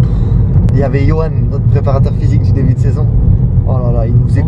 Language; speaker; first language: French; native; French